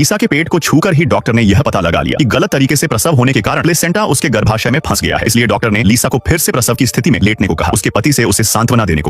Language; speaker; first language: Hindi; native; Hindi